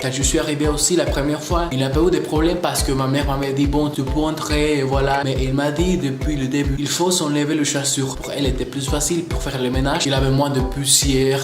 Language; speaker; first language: French; non-native, fluent; Spanish